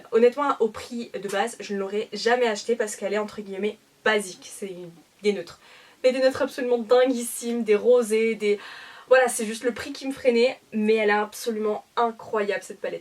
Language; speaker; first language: French; native; French